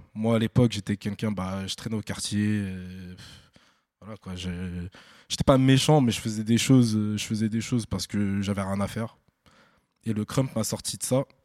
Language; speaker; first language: French; native; French